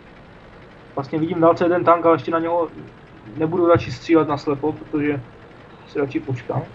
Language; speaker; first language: Czech; native; Czech